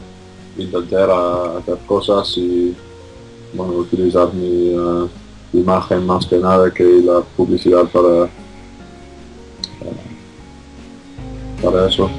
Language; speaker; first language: Spanish; non-native, fluent; English